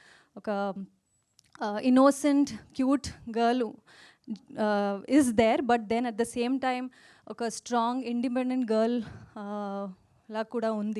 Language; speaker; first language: Telugu; non-native, fluent; Kannada